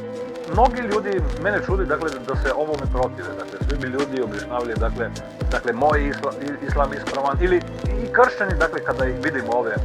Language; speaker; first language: Croatian; native; Croatian